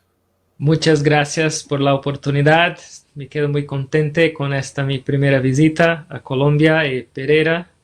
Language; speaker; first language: Spanish; non-native, fluent; Portuguese